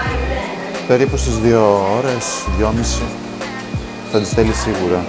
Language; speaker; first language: Greek; native; Greek